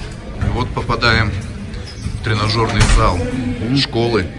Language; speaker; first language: Russian; native; Russian